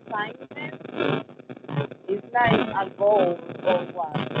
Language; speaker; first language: English; non-native, learner; Spanish